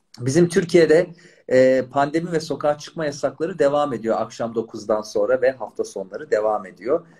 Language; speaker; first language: Turkish; native; Turkish